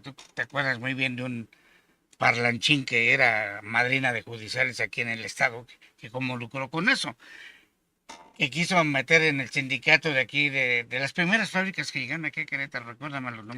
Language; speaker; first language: Spanish; native; Spanish